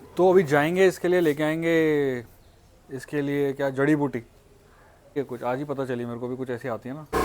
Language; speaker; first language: Hindi; native; Hindi